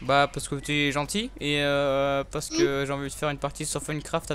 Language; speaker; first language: French; native; French